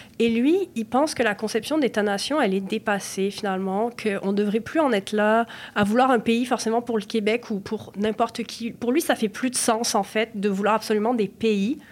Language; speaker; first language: French; native; French